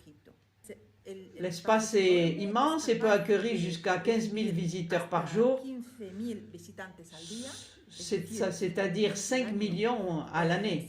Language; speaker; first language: French; non-native, fluent; Arabic